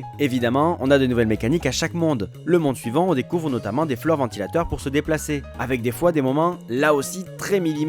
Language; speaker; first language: French; native; French